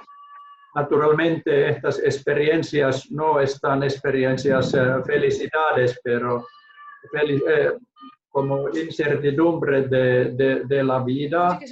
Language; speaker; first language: Spanish; non-native, learner; Finnish